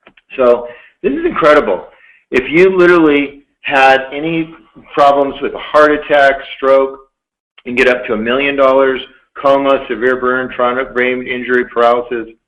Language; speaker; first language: English; native; English